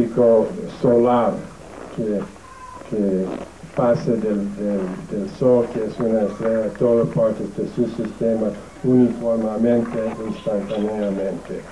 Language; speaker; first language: Spanish; non-native, fluent; English